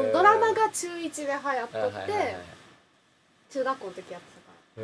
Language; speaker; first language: Japanese; native; Japanese